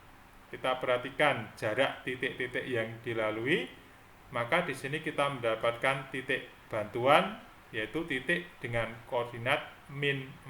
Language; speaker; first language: Indonesian; native; Indonesian